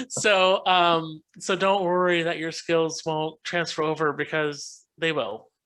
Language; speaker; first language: English; native; English